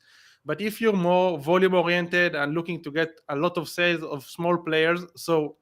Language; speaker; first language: English; non-native, fluent; Hebrew